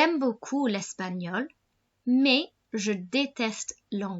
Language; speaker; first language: French; non-native, fluent; English